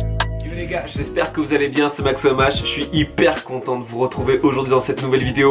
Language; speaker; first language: French; native; French